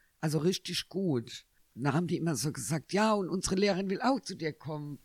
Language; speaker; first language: German; native; German